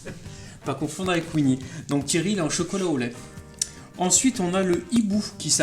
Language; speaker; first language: French; native; French